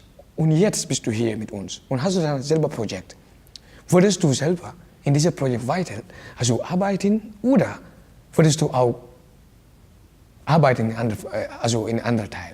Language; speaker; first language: German; non-native, learner; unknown